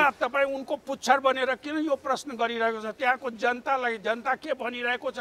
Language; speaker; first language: Nepali; non-native, local second language; Maithili